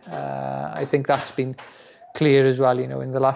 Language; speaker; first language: English; non-native, local second language; Welsh